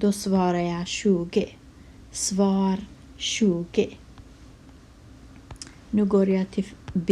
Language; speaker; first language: Swedish; non-native, fluent; Kurdish